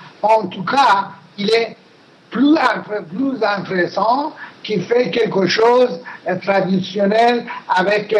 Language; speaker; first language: French; non-native, learner; Persian